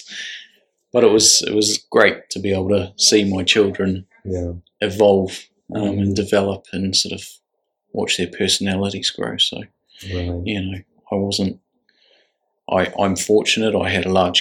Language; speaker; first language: English; native; English